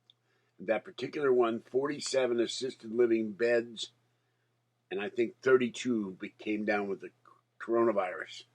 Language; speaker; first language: English; native; English